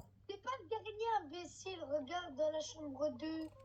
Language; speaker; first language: French; native; French